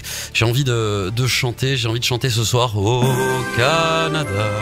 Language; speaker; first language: French; native; French